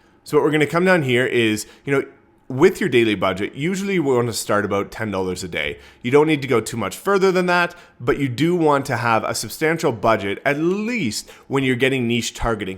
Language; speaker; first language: English; native; English